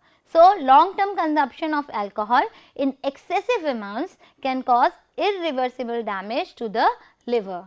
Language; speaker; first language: English; non-native, local second language; Hindi